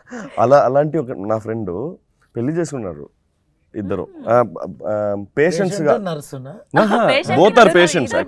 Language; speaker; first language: Telugu; non-native, fluent; Tamil